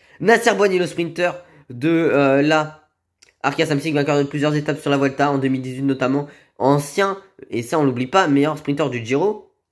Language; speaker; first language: French; native; French